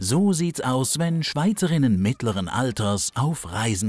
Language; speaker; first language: German; native; German